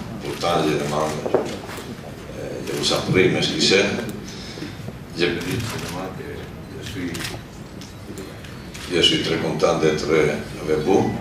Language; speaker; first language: French; non-native, learner; Spanish